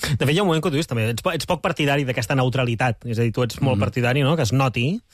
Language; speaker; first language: Catalan; native; Catalan